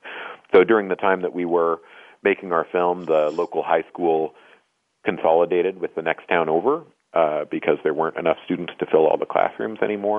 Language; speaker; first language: English; native; English